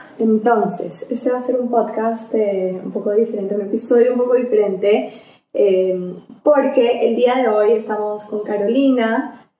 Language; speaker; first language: Spanish; native; Spanish